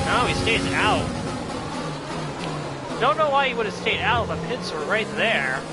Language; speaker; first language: English; native; English